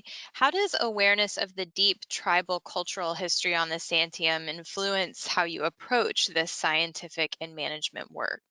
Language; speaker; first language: English; native; English